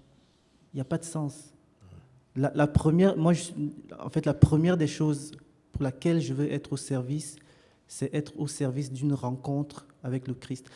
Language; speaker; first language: French; native; French